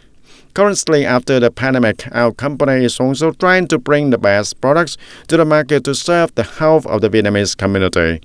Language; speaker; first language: English; non-native, fluent; Vietnamese